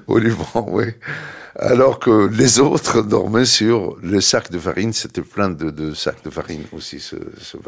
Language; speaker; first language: French; non-native, fluent; Arabic